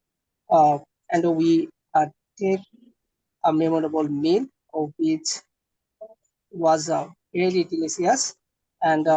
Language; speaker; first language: English; non-native, learner; Bangla